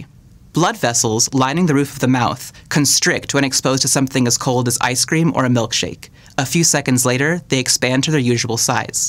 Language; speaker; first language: English; native; English